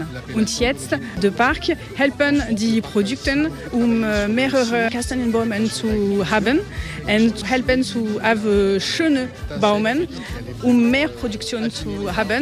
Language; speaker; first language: German; non-native, learner; French